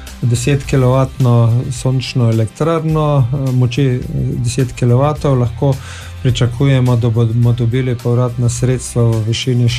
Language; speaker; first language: Slovenian; native; Slovenian